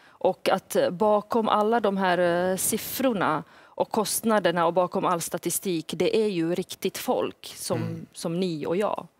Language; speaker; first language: Swedish; early bilingual, other home language; Bosnian